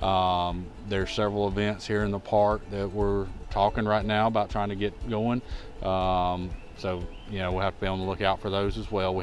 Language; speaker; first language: English; native; English